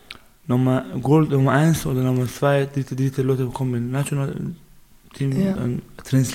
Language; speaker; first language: German; non-native, learner; Baluchi